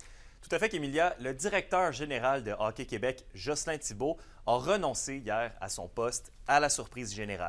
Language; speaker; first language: French; native; French